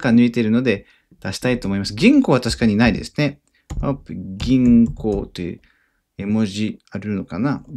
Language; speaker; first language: Japanese; non-native, fluent; French